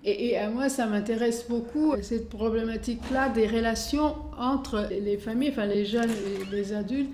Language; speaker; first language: French; non-native, fluent; Portuguese